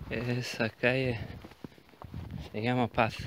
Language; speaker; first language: Spanish; non-native, learner; Bulgarian